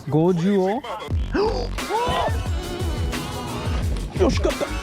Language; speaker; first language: Japanese; non-native, learner; English